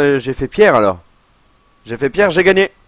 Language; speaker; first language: French; native; French